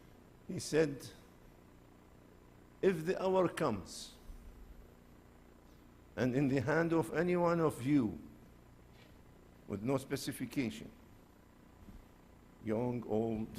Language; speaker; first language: English; non-native, fluent; Arabic